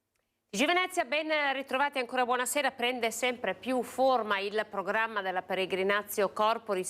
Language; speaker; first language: Italian; native; Italian